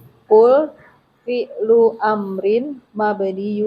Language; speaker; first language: Arabic; non-native, learner; Indonesian